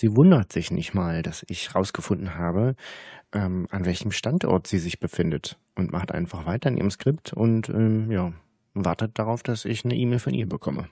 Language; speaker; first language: German; native; German